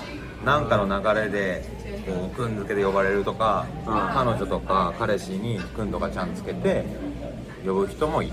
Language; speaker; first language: Japanese; native; Japanese